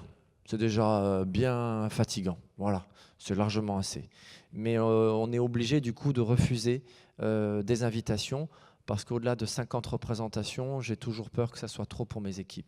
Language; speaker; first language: French; native; French